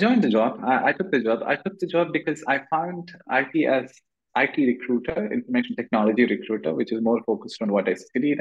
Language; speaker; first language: English; non-native, local second language; Malayalam